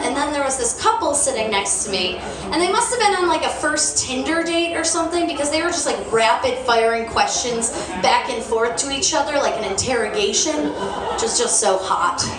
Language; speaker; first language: English; native; English